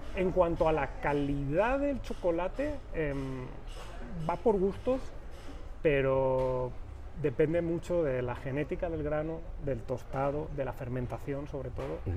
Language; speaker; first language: Spanish; native; Spanish